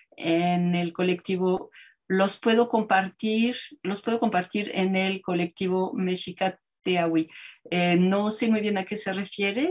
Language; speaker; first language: Spanish; native; Spanish